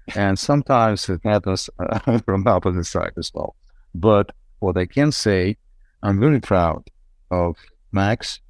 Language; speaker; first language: English; non-native, fluent; Ukrainian